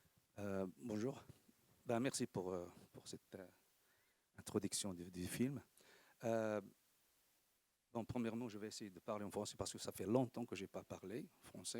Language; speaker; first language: French; non-native, local second language; Arabic